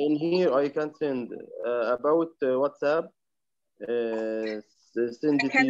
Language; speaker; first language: English; non-native, learner; Arabic